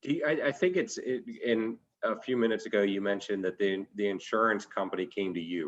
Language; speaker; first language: English; native; English